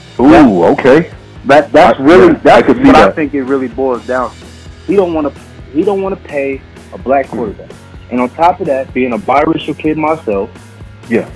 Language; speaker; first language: English; native; English